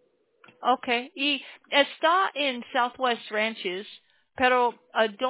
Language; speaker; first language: Spanish; non-native, learner; English